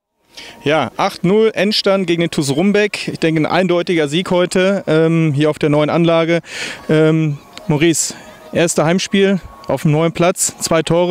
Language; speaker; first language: German; native; German